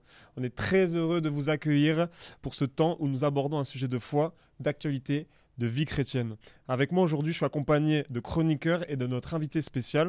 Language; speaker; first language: French; native; French